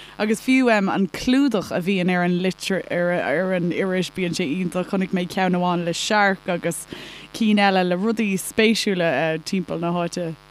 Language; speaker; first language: Irish; non-native, local second language; English